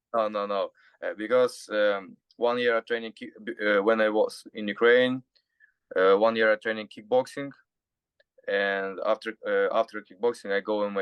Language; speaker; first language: English; non-native, learner; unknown